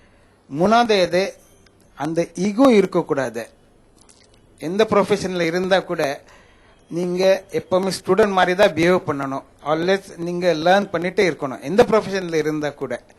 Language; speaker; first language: Tamil; non-native, fluent; Marathi